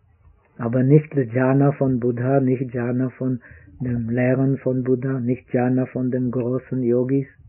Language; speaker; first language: German; non-native, fluent; Czech